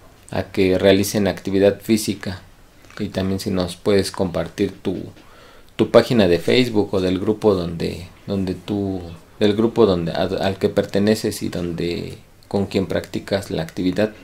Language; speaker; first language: Spanish; native; Spanish